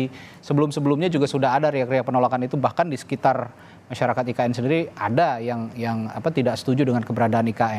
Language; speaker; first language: Indonesian; native; Indonesian